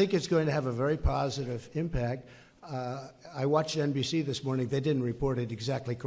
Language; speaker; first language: English; native; English